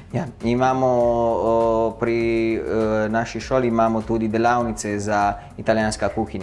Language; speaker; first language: Slovenian; non-native, learner; Italian